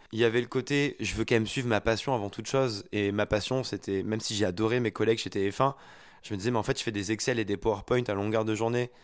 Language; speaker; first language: French; native; French